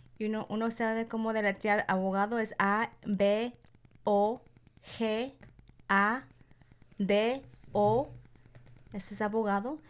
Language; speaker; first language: Spanish; early bilingual, heritage; Spanish